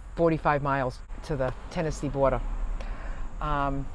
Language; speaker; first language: English; native; English